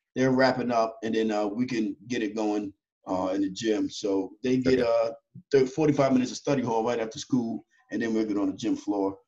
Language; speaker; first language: English; native; English